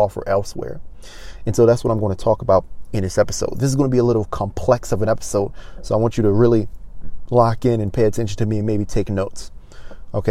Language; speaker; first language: English; native; English